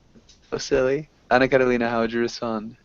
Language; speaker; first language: English; native; English